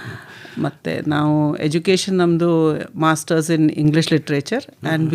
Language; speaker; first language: Kannada; non-native, local second language; Malayalam